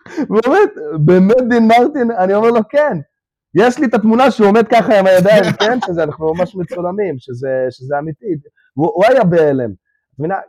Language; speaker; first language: Hebrew; early bilingual, other home language; Russian